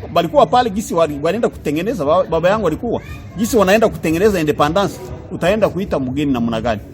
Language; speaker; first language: Swahili; non-native, local second language; Kinyarwanda